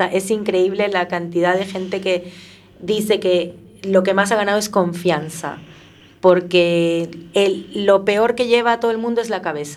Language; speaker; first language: Spanish; native; Spanish